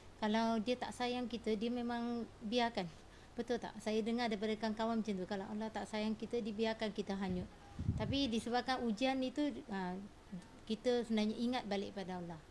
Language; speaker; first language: Malay; non-native, local second language; Cantonese